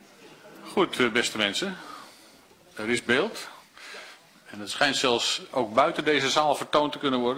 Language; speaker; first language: Dutch; native; Dutch